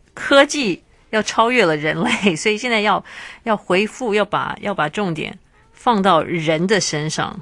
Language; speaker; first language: Chinese; native; Chinese